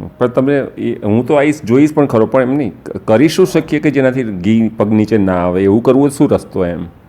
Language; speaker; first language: Gujarati; native; Gujarati